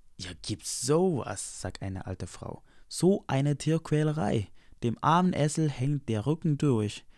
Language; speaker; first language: German; non-native, fluent; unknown